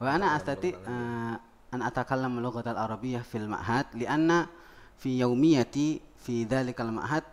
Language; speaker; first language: Arabic; non-native, learner; Indonesian